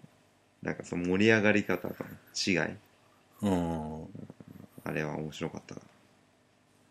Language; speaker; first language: Japanese; native; Japanese